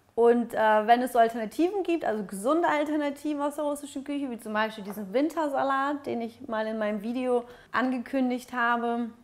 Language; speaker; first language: German; early bilingual, other home language; Russian